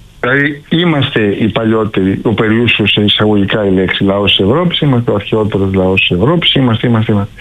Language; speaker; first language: Greek; native; Greek